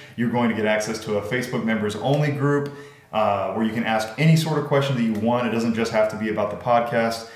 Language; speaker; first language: English; native; English